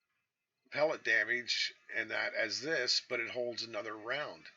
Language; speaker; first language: English; native; English